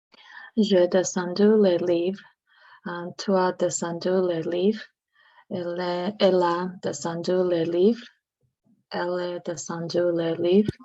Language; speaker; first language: French; non-native, learner; English